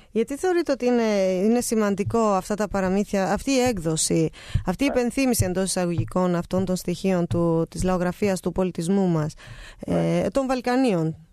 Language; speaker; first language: Greek; native; Greek